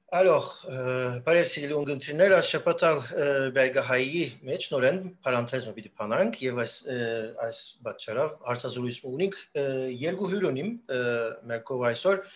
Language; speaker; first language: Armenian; early bilingual, heritage; Armenian